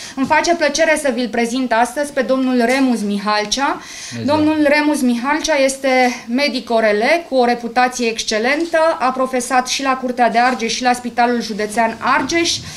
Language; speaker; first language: Romanian; native; Romanian